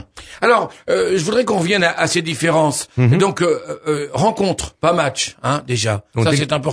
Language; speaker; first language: French; native; French